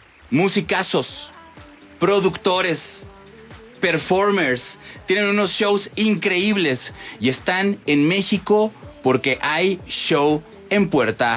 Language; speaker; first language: Spanish; native; Spanish